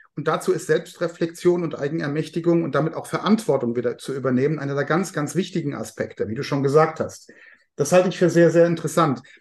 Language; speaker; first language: German; native; German